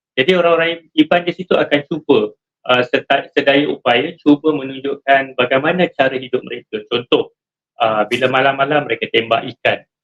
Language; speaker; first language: Malay; native; Malay